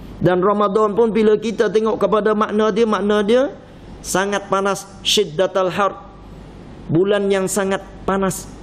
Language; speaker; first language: Malay; non-native, fluent; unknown